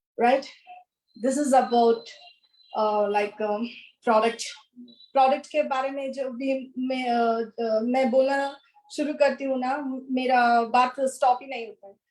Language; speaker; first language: Hindi; non-native, local second language; Kannada